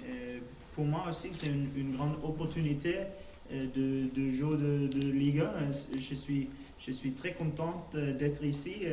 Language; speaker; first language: French; non-native, learner; Norwegian